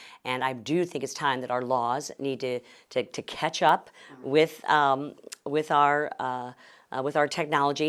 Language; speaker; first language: English; native; English